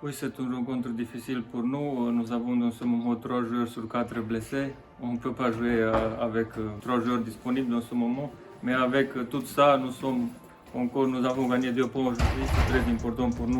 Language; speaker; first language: French; non-native, learner; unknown